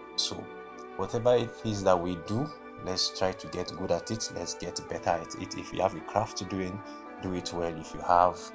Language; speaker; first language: English; non-native, local second language; Igbo